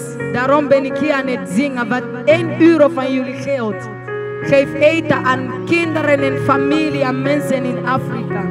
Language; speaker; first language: Dutch; non-native, learner; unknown